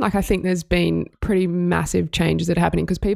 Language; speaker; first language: English; native; English